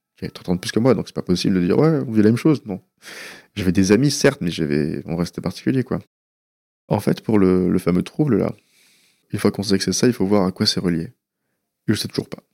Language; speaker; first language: French; early bilingual, other home language; Persian